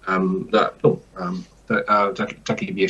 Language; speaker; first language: Russian; non-native, learner; English